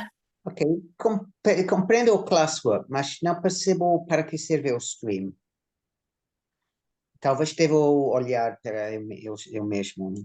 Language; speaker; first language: Portuguese; non-native, learner; Spanish